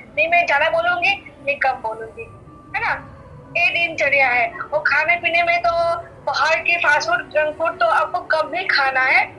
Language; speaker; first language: Hindi; native; Hindi